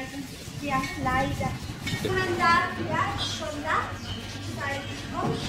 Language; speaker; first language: German; non-native, learner; Spanish